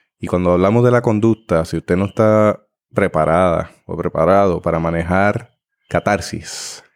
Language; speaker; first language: Spanish; native; Spanish